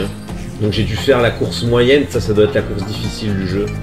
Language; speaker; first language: French; native; French